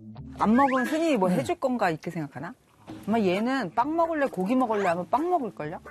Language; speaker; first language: Korean; native; Korean